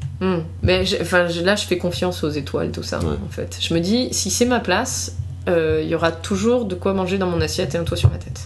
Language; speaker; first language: French; native; French